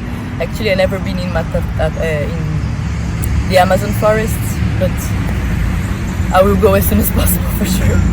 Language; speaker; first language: English; non-native, fluent; Portuguese